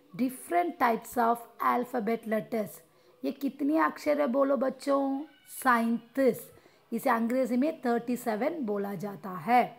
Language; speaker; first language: Hindi; non-native, local second language; Tamil